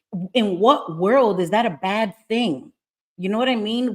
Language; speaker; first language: English; native; English